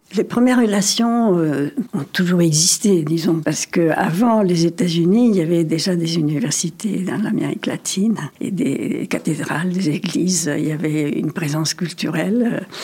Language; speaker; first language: French; non-native, fluent; Spanish